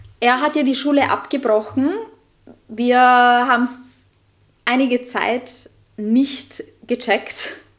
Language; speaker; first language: German; non-native, fluent; Italian